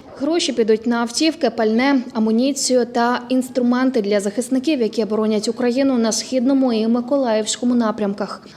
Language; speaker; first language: Ukrainian; native; Ukrainian